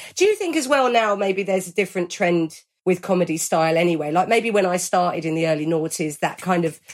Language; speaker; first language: English; native; English